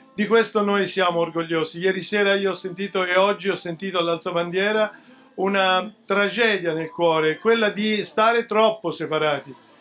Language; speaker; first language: Italian; native; Italian